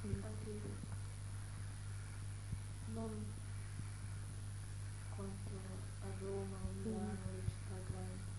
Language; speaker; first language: Italian; early bilingual, heritage; Italian